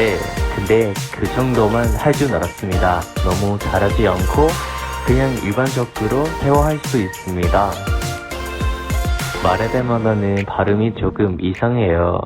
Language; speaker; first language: Korean; non-native, learner; Lao